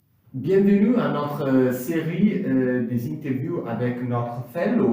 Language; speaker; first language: French; non-native, fluent; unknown